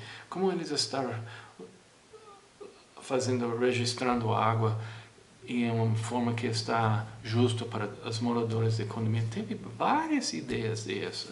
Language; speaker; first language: Portuguese; non-native, fluent; English